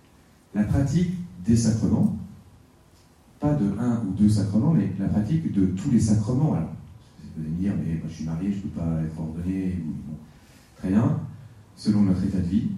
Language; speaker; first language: French; native; French